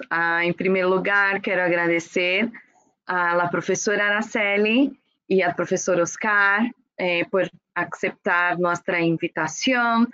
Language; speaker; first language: Spanish; non-native, fluent; Portuguese